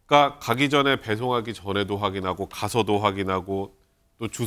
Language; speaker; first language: Korean; native; Korean